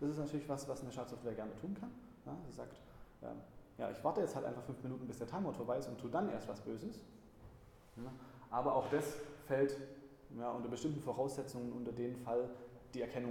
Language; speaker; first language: German; native; German